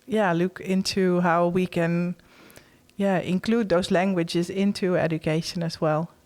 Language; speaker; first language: English; non-native, fluent; Western Frisian